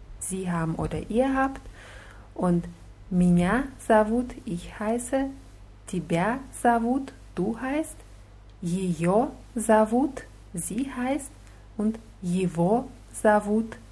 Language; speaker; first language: German; non-native, fluent; Russian